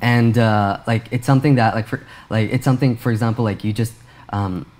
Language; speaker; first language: English; native; English